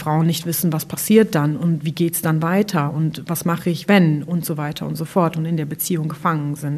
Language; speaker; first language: German; native; German